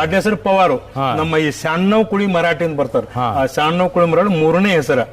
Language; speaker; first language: Kannada; non-native, local second language; Marathi